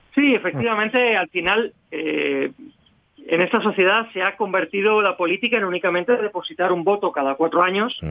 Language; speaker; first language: Spanish; native; Spanish